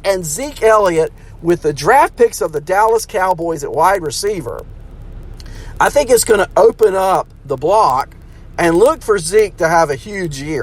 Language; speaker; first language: English; native; English